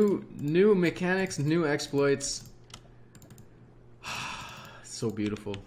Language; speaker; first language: English; native; English